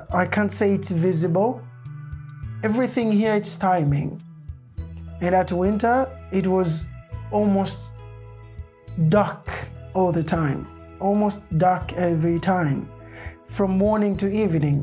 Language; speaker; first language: English; non-native, local second language; Swahili